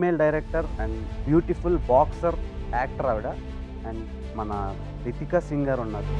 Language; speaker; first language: Telugu; native; Telugu